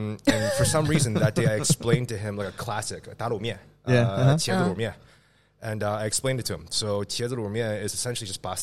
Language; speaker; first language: English; non-native, fluent; Chinese